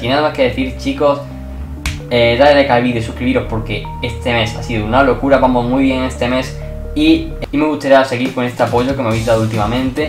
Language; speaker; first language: Spanish; native; Spanish